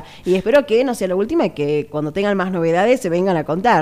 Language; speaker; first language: Spanish; native; Spanish